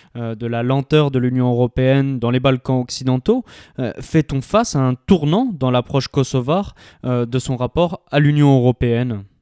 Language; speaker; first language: French; native; French